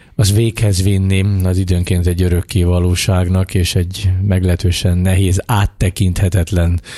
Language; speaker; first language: Hungarian; native; Hungarian